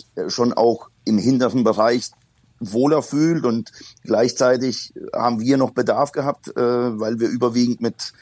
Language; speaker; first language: German; early bilingual, other home language; Polish